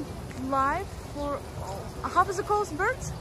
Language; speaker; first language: English; non-native, learner; Russian